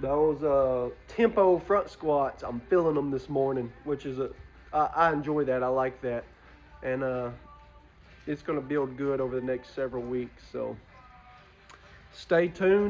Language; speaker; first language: English; native; English